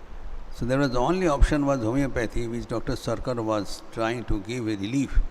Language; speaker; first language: English; non-native, local second language; Hindi